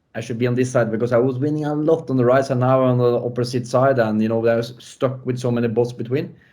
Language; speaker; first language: English; non-native, fluent; Norwegian